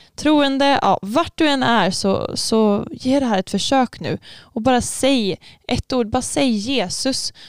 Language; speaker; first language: Swedish; native; Swedish